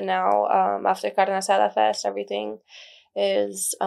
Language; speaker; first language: English; early bilingual, other home language; Spanish